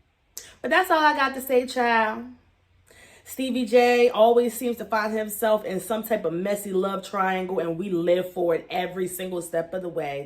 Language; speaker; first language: English; native; English